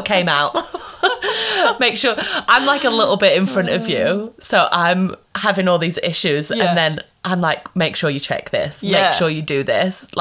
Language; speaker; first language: English; native; English